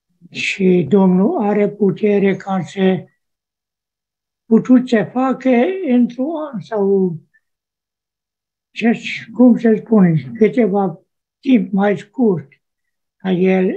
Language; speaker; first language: Romanian; non-native, local second language; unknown